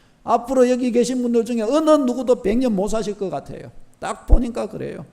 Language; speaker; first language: Korean; native; Korean